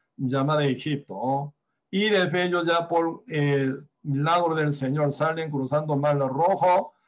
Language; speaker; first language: Spanish; non-native, fluent; Korean